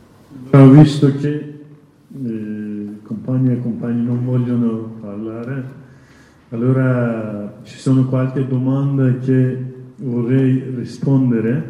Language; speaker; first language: Italian; non-native, learner; Kurdish